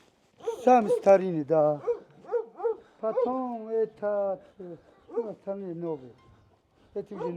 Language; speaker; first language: Russian; non-native, learner; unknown